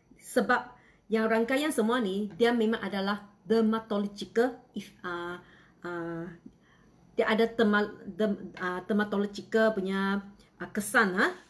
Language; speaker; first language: Malay; non-native, local second language; Chinese